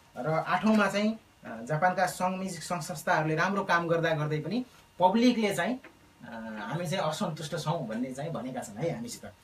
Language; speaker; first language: Nepali; native; Nepali